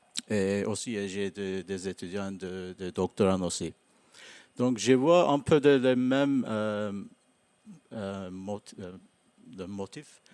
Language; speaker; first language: French; non-native, learner; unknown